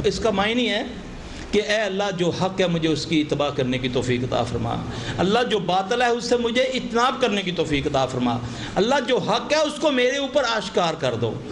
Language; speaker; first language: Urdu; non-native, local second language; Punjabi